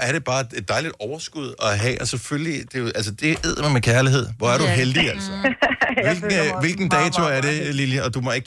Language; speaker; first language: Danish; native; Danish